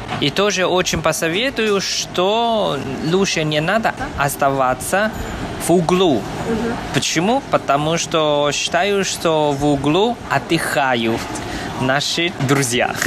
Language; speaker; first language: Russian; non-native, fluent; Chinese